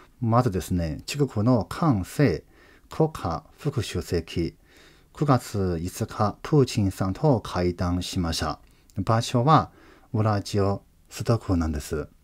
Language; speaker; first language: Japanese; non-native, fluent; Chinese